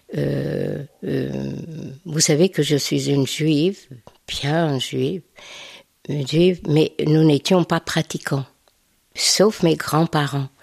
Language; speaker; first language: French; non-native, fluent; Hungarian